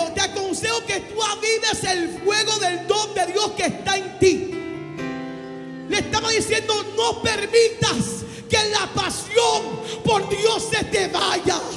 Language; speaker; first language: Spanish; native; Spanish